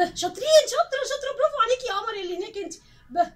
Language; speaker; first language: Arabic; native; Arabic